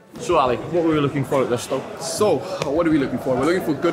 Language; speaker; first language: English; native; English